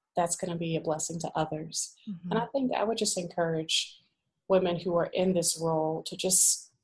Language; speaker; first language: English; native; English